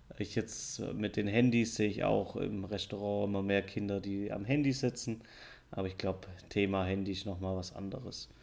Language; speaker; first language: German; native; German